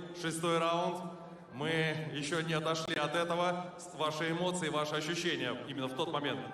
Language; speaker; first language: Russian; native; Russian